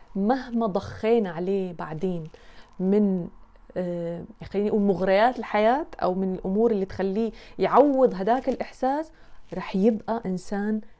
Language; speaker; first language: Arabic; native; Arabic